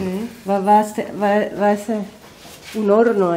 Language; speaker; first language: Spanish; non-native, fluent; Swedish